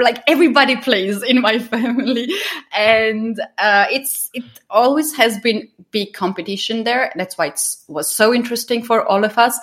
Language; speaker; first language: English; non-native, fluent; Georgian